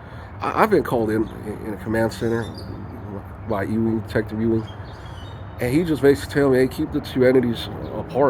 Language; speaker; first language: English; native; English